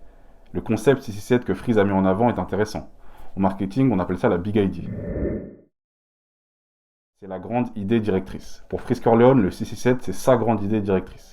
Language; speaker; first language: French; native; French